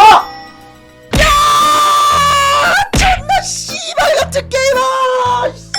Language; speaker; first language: Korean; native; Korean